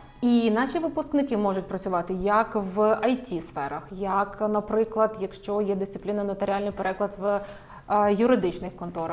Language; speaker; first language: Ukrainian; native; Ukrainian